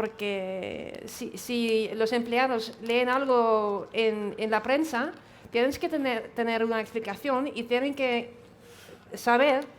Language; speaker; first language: Spanish; non-native, fluent; Dutch